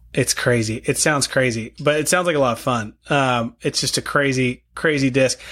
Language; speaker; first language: English; native; English